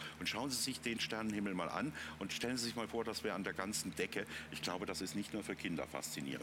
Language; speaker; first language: German; native; German